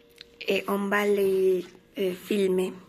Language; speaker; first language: French; non-native, learner; Spanish